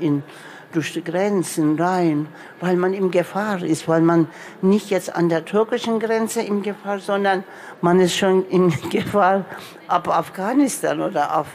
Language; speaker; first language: German; non-native, local second language; Turkish